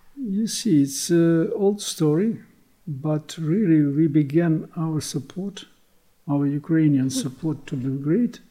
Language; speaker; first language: English; non-native, learner; Ukrainian